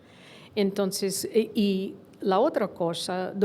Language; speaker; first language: Spanish; non-native, fluent; English